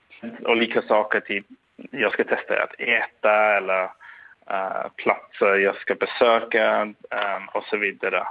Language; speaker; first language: Swedish; non-native, fluent; English